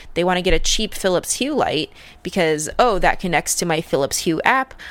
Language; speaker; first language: English; early bilingual, other home language; Russian